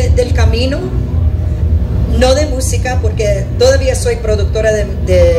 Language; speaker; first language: Spanish; early bilingual, heritage; English